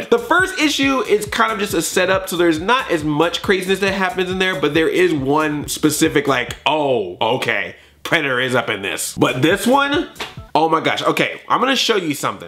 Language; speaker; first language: English; native; English